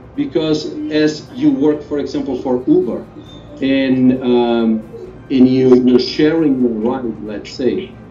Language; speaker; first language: English; non-native, fluent; Portuguese